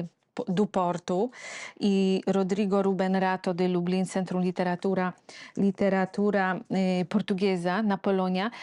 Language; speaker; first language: Portuguese; non-native, fluent; Polish